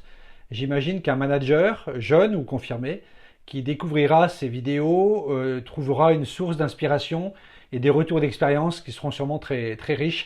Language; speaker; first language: French; native; French